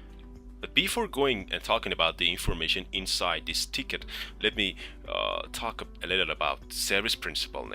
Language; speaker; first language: English; non-native, fluent; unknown